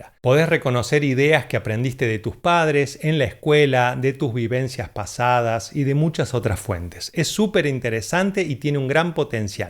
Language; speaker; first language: Spanish; native; Spanish